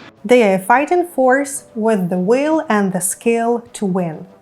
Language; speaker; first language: English; non-native, fluent; Ukrainian